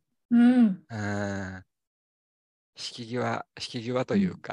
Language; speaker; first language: Japanese; native; Japanese